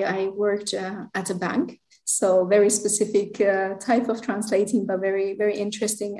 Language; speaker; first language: English; non-native, fluent; Finnish